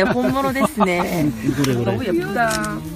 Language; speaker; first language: Korean; native; Korean